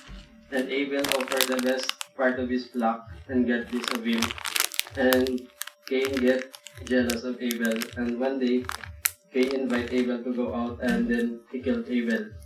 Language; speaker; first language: English; non-native, local second language; Filipino